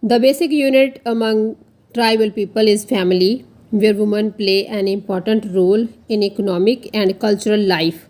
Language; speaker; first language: English; non-native, local second language; Punjabi